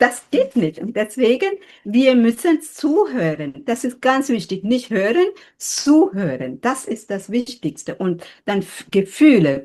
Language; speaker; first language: German; non-native, fluent; Sinhala